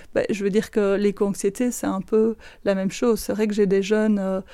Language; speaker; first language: French; native; French